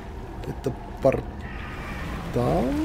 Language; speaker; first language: Russian; native; Russian